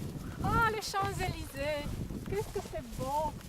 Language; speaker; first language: French; non-native, fluent; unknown